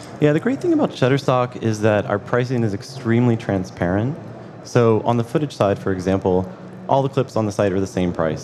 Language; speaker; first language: English; native; English